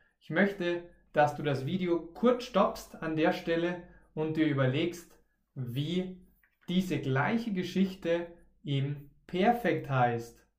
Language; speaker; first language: German; native; German